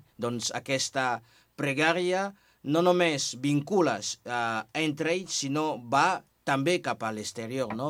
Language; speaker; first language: Catalan; non-native, fluent; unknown